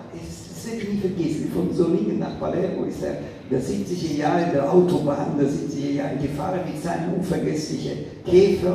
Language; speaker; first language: German; non-native, fluent; Italian